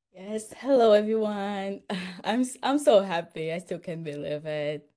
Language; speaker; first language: English; non-native, fluent; Portuguese